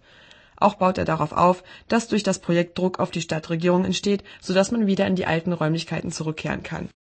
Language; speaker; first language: German; native; German